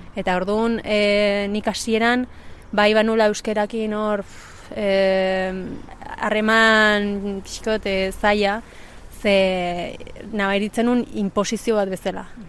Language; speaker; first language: Basque; early bilingual, other home language; Spanish